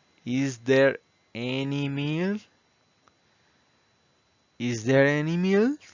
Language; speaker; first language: English; non-native, fluent; Spanish